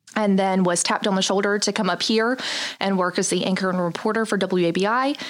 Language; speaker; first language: English; native; English